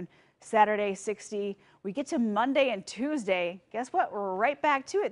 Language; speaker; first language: English; native; English